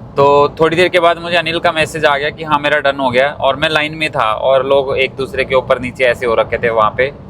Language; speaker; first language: Hindi; native; Hindi